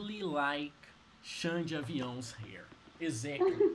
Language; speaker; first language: English; non-native, fluent; Portuguese